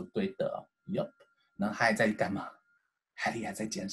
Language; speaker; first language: Chinese; native; Chinese